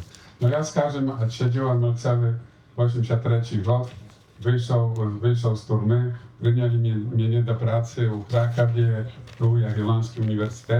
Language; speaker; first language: Polish; non-native, learner; Belarusian